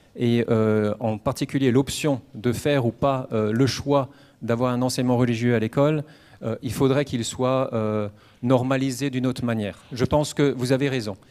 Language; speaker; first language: French; native; French